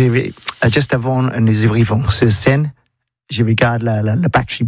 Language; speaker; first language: French; non-native, learner; English